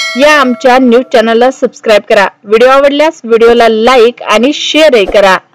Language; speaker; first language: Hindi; non-native, local second language; Urdu